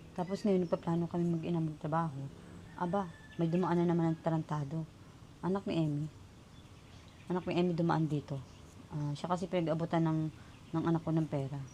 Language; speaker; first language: Filipino; non-native, local second language; Cebuano